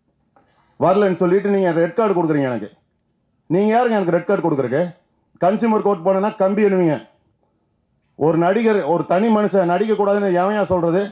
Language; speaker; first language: Tamil; native; Tamil